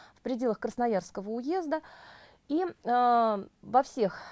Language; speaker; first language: Russian; native; Russian